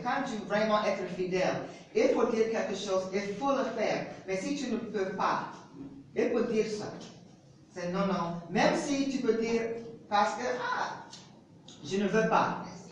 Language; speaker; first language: French; non-native, learner; English